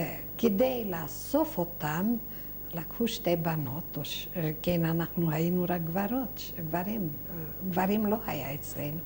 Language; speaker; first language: Hebrew; non-native, fluent; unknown